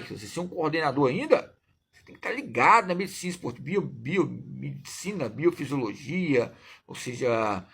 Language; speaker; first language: Portuguese; native; Portuguese